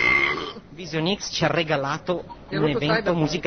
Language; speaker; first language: Italian; native; Italian